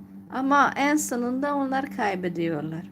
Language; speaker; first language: Turkish; non-native, fluent; Hungarian